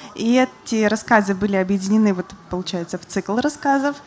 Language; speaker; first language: Russian; native; Russian